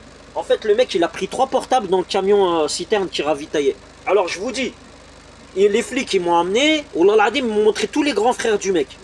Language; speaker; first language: French; native; French